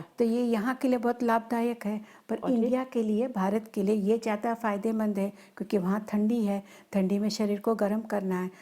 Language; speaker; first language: Hindi; non-native, local second language; Marathi